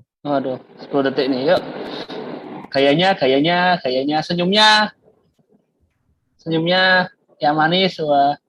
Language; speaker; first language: Indonesian; native; Indonesian